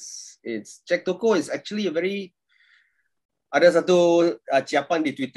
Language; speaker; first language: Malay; non-native, local second language; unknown